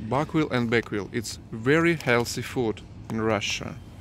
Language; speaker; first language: English; non-native, learner; Russian